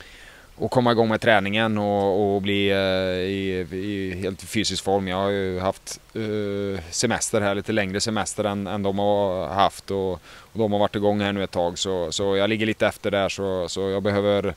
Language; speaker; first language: Swedish; native; Swedish